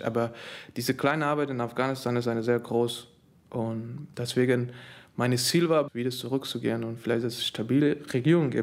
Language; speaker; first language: German; non-native, learner; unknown